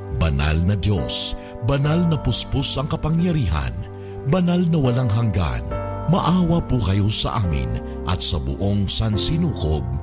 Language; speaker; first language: Filipino; native; Filipino